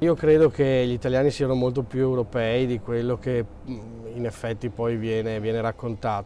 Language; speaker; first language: Italian; native; Italian